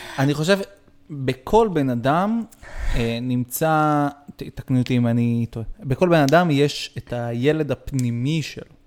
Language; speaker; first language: Hebrew; native; Hebrew